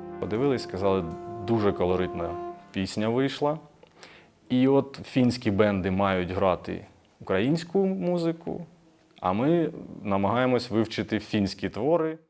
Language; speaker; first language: Ukrainian; native; Ukrainian